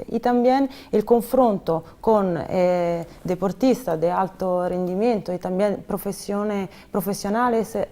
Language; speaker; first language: Spanish; non-native, fluent; Italian